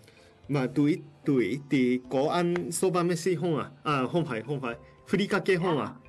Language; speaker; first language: Vietnamese; non-native, fluent; Japanese